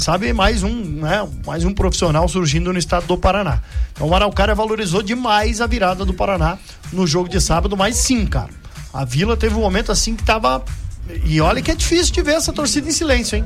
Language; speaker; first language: Portuguese; native; Portuguese